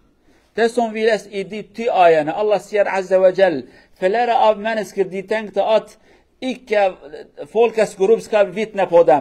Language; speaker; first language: Norwegian; non-native, learner; Kurdish